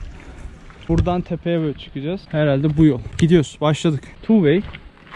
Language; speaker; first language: Turkish; native; Turkish